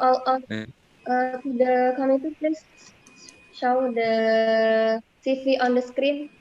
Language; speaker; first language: English; non-native, fluent; Indonesian